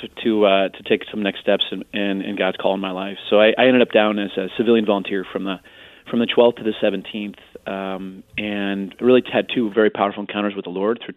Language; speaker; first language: English; native; English